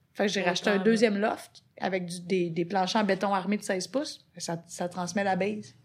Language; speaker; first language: French; native; French